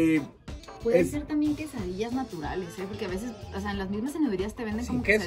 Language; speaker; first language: Spanish; native; Spanish